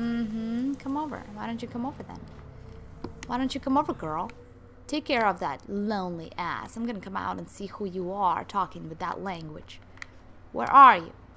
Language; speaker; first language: English; non-native, fluent; Russian